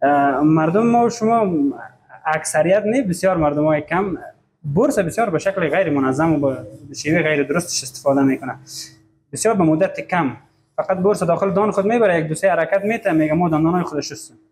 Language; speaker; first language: Persian; native; Persian